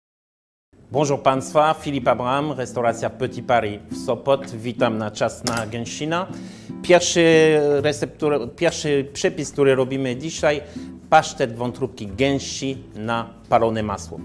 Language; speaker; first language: Polish; non-native, learner; French